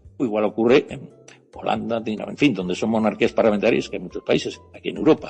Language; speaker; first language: Spanish; native; Spanish